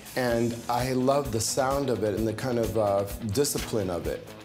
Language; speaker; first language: English; native; English